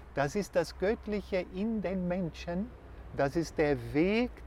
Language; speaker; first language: German; non-native, fluent; Portuguese